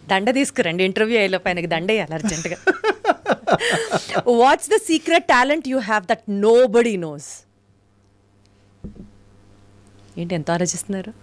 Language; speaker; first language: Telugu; native; Telugu